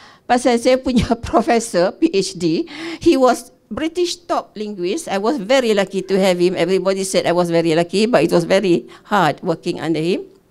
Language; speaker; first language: English; non-native, local second language; Malay